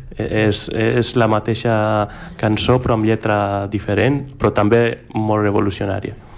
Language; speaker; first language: Catalan; non-native, fluent; Greek